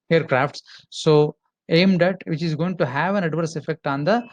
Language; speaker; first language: English; non-native, local second language; Kannada